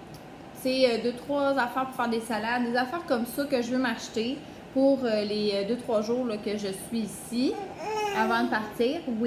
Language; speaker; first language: French; native; French